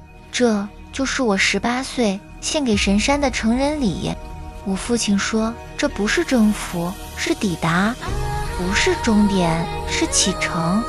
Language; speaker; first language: Chinese; native; Chinese